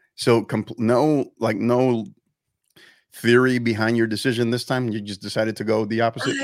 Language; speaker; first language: English; native; English